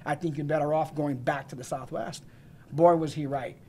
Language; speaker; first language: English; native; English